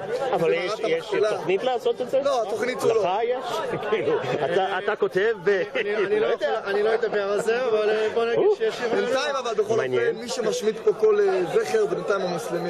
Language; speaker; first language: Hebrew; native; Hebrew